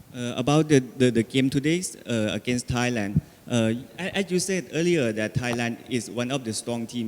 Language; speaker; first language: English; non-native, fluent; Thai